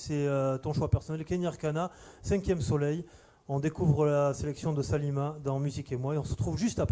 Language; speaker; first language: French; native; French